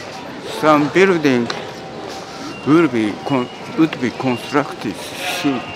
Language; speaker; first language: English; non-native, learner; Japanese